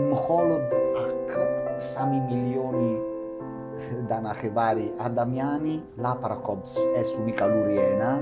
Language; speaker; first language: Georgian; non-native, learner; Italian